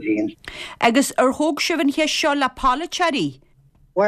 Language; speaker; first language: Irish; native; Irish